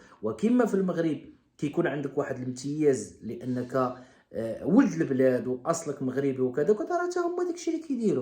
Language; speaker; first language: Arabic; native; Arabic